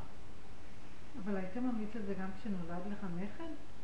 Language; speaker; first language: Hebrew; native; Hebrew